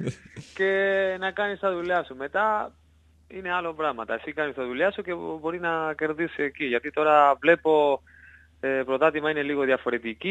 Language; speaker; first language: Greek; non-native, learner; Spanish